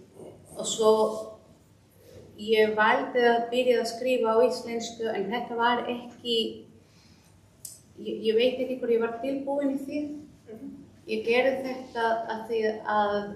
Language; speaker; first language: Icelandic; non-native, fluent; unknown